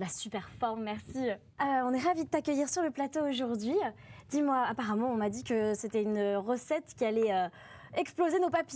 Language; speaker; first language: French; native; French